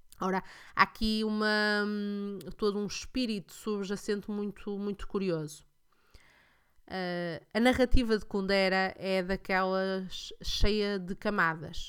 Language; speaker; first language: Portuguese; native; Portuguese